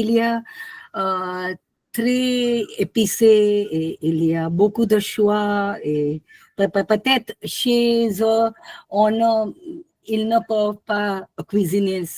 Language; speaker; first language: French; non-native, learner; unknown